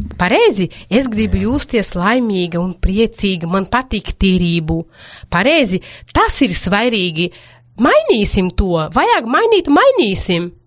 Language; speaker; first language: Latvian; non-native, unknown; Portuguese